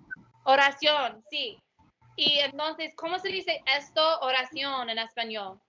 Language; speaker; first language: Spanish; non-native, learner; English